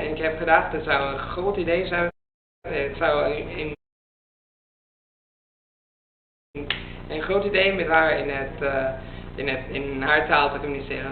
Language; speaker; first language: Dutch; non-native, learner; Italian